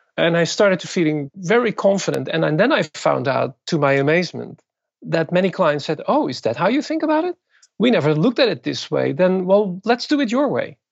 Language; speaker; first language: English; non-native, fluent; Dutch